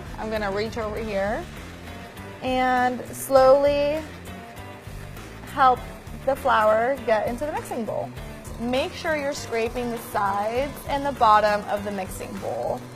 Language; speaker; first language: English; native; English